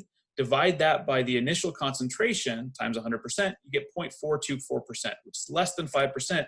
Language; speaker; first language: English; native; English